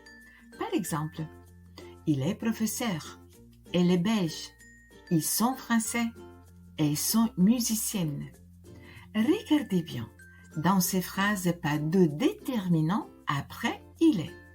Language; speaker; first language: French; non-native, fluent; Italian